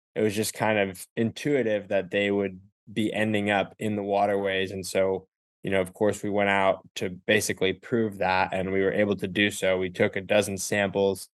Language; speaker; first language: English; native; English